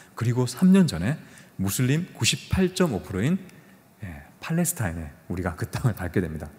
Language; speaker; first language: Korean; native; Korean